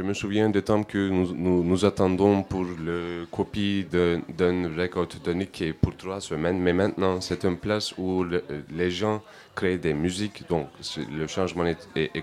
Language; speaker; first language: French; non-native, learner; Turkish